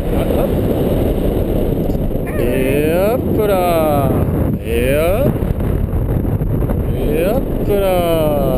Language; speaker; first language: French; native; French